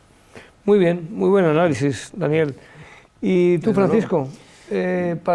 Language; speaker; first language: Spanish; native; Spanish